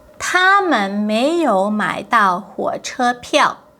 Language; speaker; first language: Chinese; non-native, fluent; Portuguese